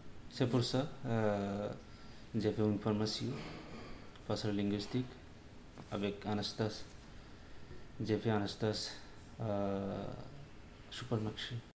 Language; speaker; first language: French; non-native, learner; Bangla